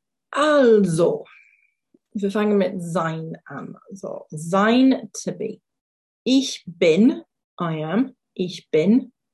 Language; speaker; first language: German; non-native, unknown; English